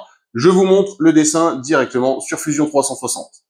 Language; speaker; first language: French; native; French